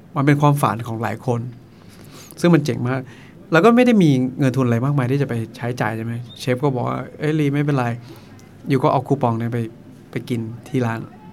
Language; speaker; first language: Thai; non-native, local second language; Akha